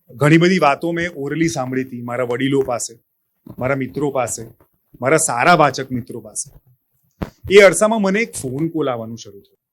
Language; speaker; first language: Gujarati; native; Gujarati